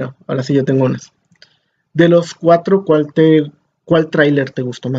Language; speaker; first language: Spanish; native; Spanish